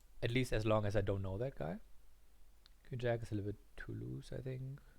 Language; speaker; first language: English; non-native, fluent; German